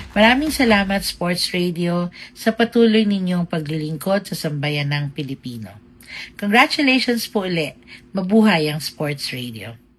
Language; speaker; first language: Filipino; non-native, local second language; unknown